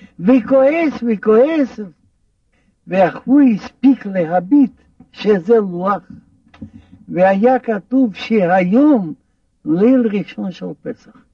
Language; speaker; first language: Hebrew; non-native, fluent; Russian